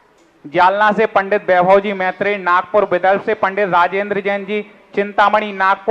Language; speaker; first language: Hindi; native; Hindi